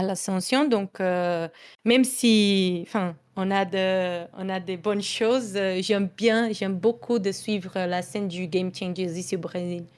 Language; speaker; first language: French; non-native, fluent; Portuguese